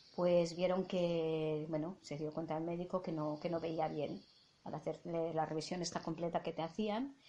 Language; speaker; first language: Spanish; non-native, local second language; Catalan